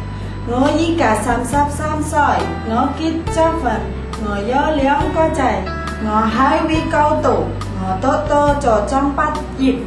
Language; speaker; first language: Chinese; non-native, learner; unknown